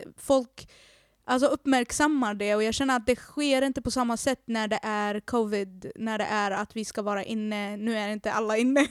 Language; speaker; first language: Swedish; early bilingual, other home language; Arabic